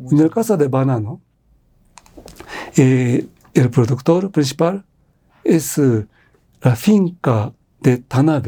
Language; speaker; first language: Spanish; non-native, fluent; Japanese